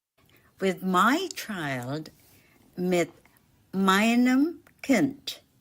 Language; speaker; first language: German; non-native, fluent; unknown